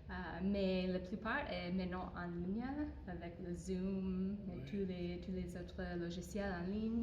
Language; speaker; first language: French; non-native, fluent; English